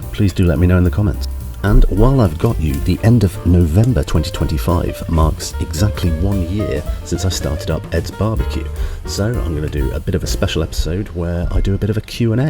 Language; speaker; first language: English; native; English